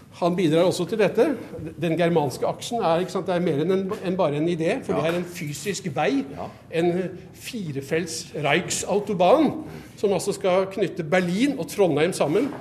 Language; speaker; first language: Norwegian; native; Norwegian